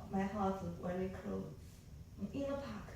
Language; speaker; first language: English; non-native, learner; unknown